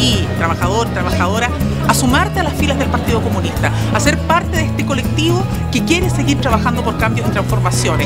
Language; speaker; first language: Spanish; native; Spanish